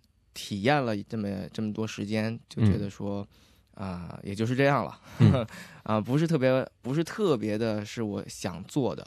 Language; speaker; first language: Chinese; native; Chinese